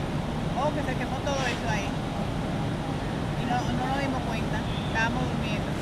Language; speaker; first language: Spanish; native; Spanish